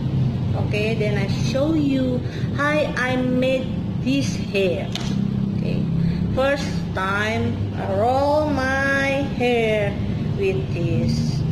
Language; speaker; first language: English; non-native, learner; Indonesian